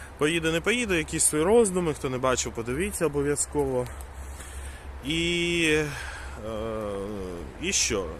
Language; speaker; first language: Ukrainian; non-native, local second language; Russian